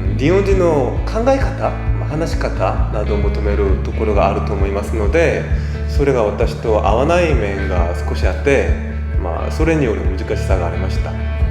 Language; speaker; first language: Japanese; non-native, fluent; Korean